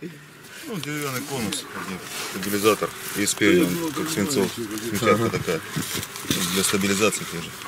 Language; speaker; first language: Russian; native; Russian